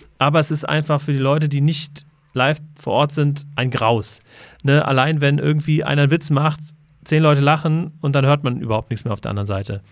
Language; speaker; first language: German; native; German